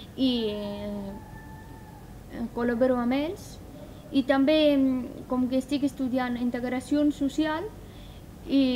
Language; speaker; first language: Catalan; non-native, learner; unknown